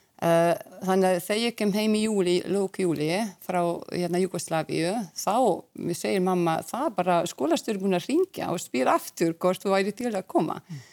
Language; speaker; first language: Icelandic; non-native, fluent; Hungarian